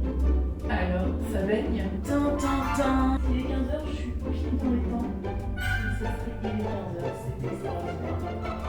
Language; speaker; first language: French; native; French